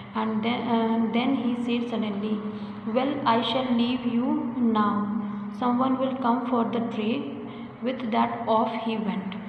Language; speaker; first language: English; non-native, local second language; Hindi